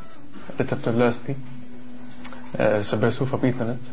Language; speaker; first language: Swedish; non-native, learner; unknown